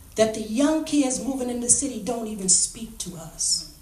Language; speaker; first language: English; native; English